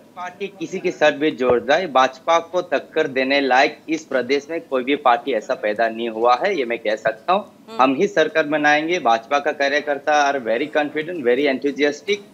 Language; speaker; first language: Hindi; non-native, local second language; Kok Borok